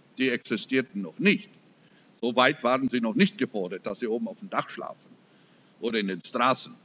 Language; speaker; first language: German; early bilingual, heritage; German